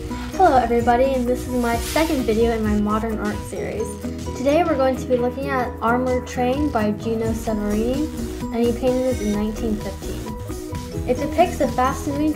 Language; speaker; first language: English; native; English